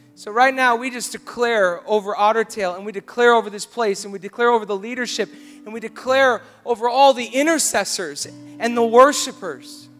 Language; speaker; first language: English; native; English